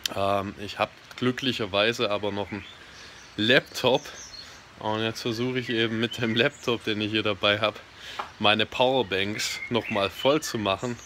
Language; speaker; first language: German; native; German